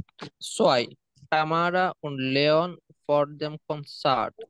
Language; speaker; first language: German; non-native, learner; Bangla